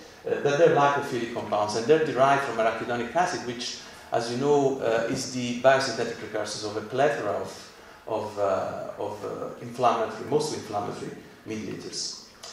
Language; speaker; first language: English; non-native, fluent; Italian